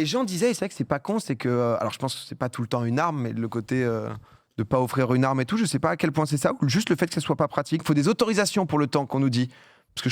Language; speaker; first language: French; native; French